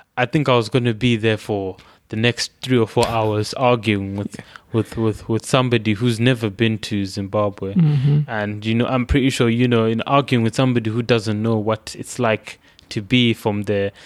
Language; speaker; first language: English; non-native, local second language; Shona